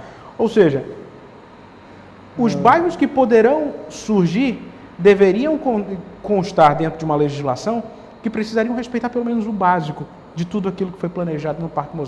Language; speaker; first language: Portuguese; native; Portuguese